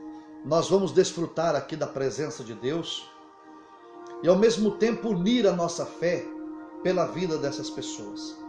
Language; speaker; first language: Portuguese; native; Portuguese